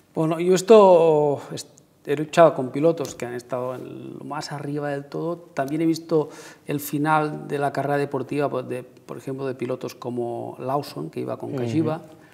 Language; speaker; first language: Spanish; native; Spanish